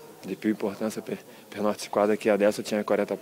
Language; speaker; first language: Italian; non-native, learner; Portuguese